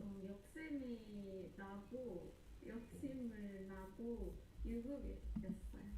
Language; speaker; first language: Korean; non-native, fluent; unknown